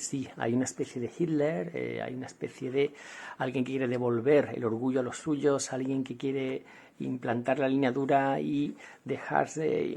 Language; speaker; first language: Spanish; native; Spanish